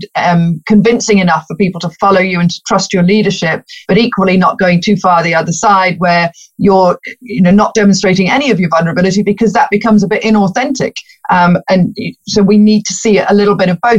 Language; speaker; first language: English; native; English